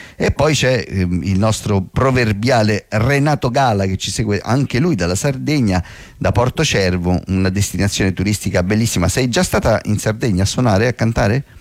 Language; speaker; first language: Italian; native; Italian